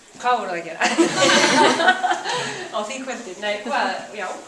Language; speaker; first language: Icelandic; native; Icelandic